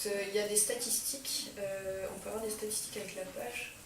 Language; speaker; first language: French; native; French